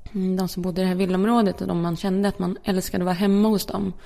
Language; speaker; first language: Swedish; early bilingual, other home language; Polish